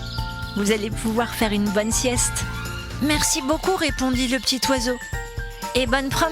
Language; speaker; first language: French; native; French